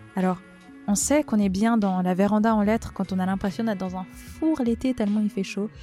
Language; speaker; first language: French; native; French